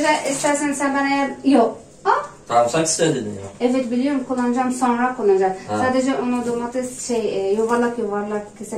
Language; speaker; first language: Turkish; non-native, learner; Arabic